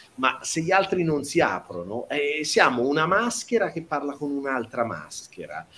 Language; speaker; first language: Italian; native; Italian